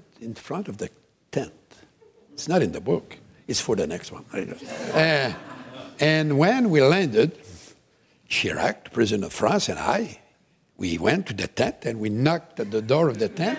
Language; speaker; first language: English; non-native, fluent; French